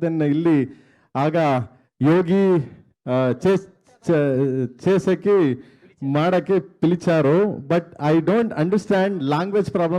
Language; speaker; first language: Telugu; non-native, learner; Kannada